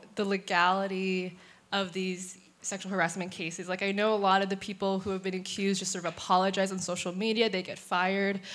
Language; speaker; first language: English; early bilingual, other home language; Chinese